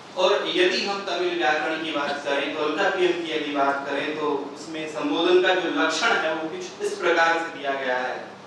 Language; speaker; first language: Hindi; native; Hindi